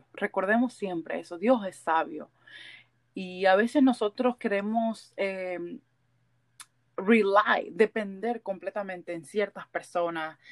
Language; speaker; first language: Spanish; early bilingual, heritage; Spanish